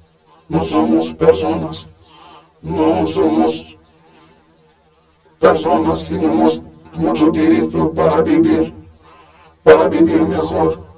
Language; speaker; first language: Spanish; non-native, learner; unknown